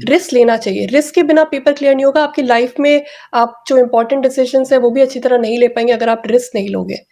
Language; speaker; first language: Hindi; native; Hindi